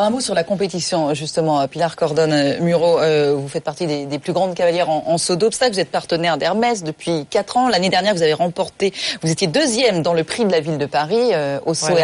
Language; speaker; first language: French; native; French